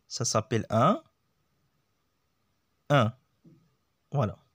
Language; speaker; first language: French; non-native, local second language; Arabic